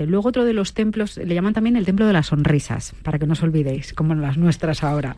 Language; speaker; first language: Spanish; native; Spanish